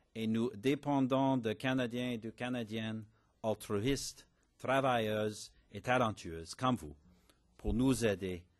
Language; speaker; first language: French; non-native, fluent; English